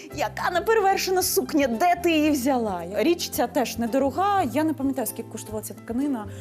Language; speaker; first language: Ukrainian; native; Ukrainian